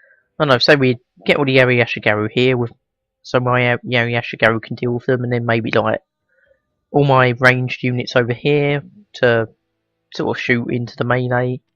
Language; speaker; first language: English; native; English